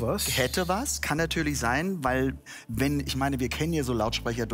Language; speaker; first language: German; native; German